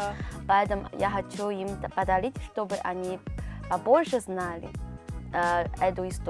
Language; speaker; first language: Russian; non-native, learner; Chinese